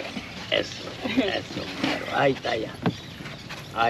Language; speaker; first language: Spanish; native; Spanish